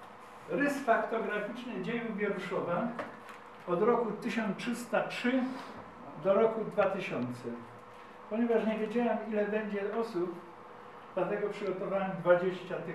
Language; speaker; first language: Polish; native; Polish